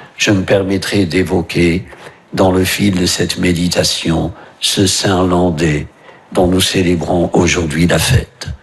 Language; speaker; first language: French; native; French